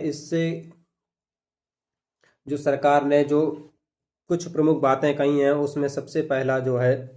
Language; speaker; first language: Hindi; native; Hindi